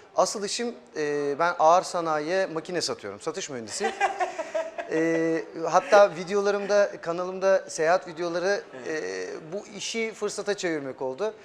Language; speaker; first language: Turkish; early bilingual, heritage; German